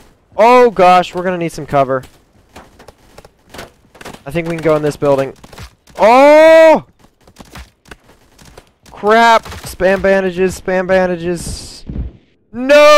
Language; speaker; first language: English; native; English